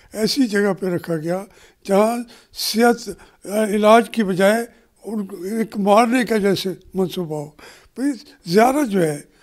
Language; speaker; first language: Urdu; native; Urdu